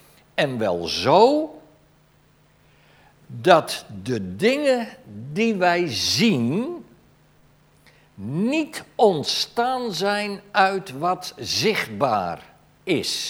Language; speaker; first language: Dutch; native; Dutch